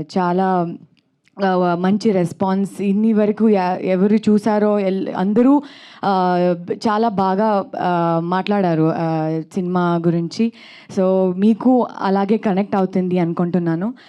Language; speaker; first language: Telugu; non-native, local second language; Kannada